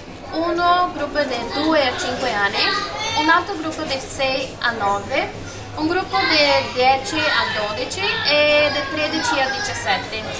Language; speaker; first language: Italian; non-native, learner; Spanish